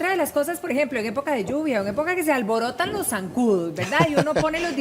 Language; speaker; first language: Spanish; native; Spanish